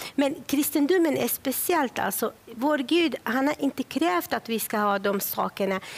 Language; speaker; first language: Swedish; non-native, fluent; Kurdish